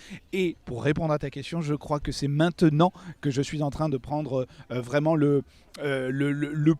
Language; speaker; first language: French; native; French